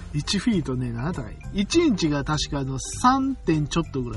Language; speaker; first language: Japanese; native; Japanese